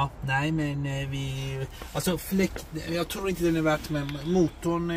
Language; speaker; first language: Swedish; non-native, fluent; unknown